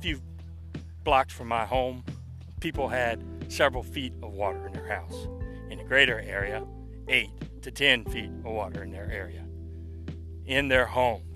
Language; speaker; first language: English; native; English